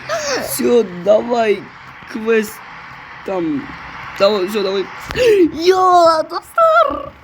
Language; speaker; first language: Russian; non-native, local second language; Kazakh